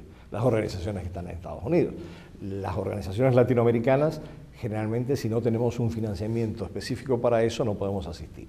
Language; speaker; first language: Spanish; native; Spanish